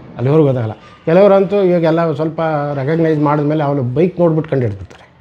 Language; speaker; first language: Kannada; native; Kannada